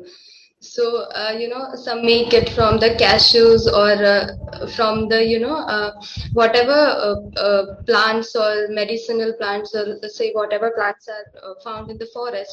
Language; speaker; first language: English; non-native, local second language; Marathi